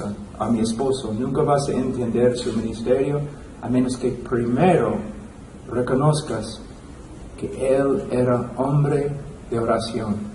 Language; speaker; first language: Spanish; non-native, fluent; English